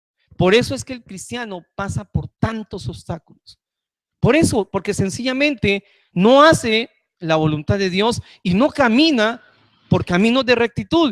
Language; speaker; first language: Spanish; native; Spanish